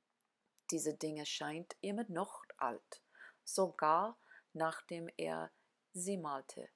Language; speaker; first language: German; non-native, learner; English